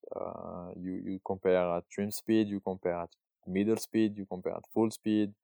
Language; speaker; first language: English; non-native, learner; French